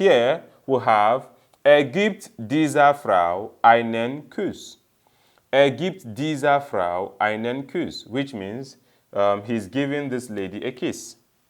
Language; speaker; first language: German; non-native, fluent; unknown